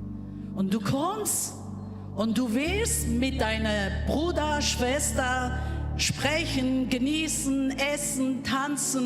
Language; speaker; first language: German; non-native, learner; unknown